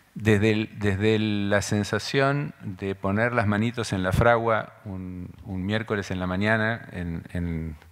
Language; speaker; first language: Spanish; native; Spanish